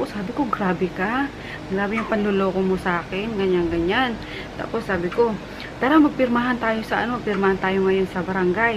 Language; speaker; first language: Filipino; native; Filipino